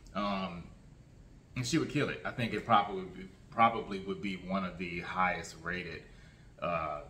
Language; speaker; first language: English; native; English